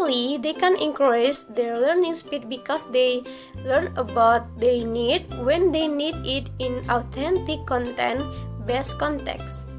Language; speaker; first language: English; non-native, learner; Indonesian